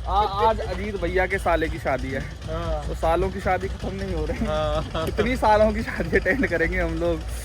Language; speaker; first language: Hindi; native; Hindi